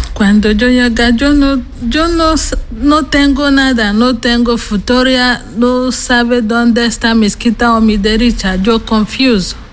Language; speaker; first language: Spanish; non-native, learner; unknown